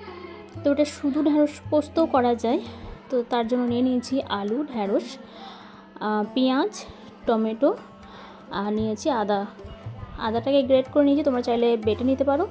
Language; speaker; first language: Bangla; native; Bangla